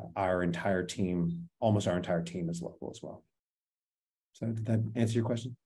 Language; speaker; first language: English; native; English